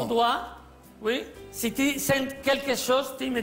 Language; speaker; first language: French; non-native, learner; Spanish